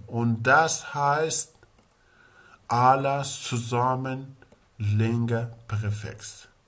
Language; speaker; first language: German; non-native, learner; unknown